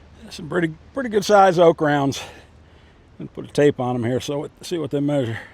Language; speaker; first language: English; native; English